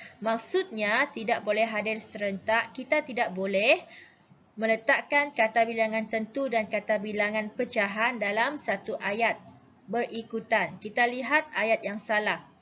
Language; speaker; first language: Malay; native; Malay